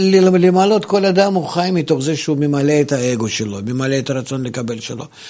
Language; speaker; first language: Hebrew; non-native, fluent; Russian